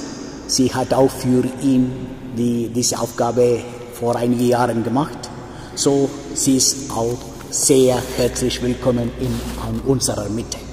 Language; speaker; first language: German; non-native, fluent; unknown